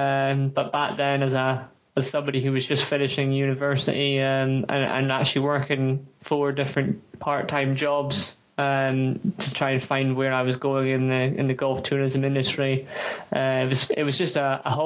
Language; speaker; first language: English; native; English